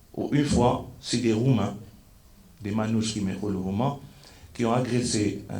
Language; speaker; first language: French; non-native, local second language; Arabic